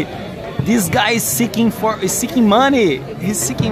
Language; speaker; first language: English; non-native, learner; Portuguese